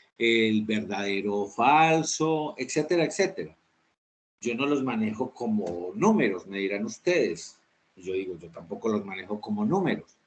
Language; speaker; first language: Spanish; native; Spanish